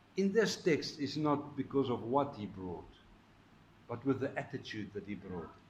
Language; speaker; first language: English; non-native, local second language; Afrikaans